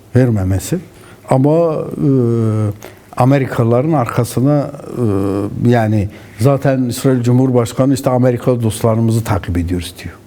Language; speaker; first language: Turkish; non-native, local second language; Kurdish